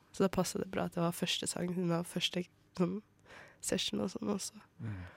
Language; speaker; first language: Norwegian; native; Norwegian